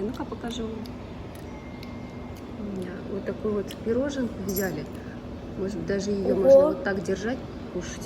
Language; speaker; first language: Russian; native; Russian